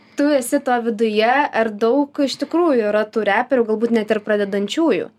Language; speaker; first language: Lithuanian; native; Lithuanian